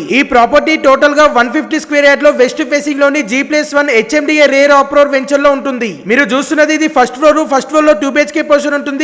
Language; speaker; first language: Telugu; native; Telugu